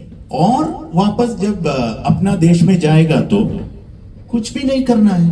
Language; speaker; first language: Hindi; non-native, learner; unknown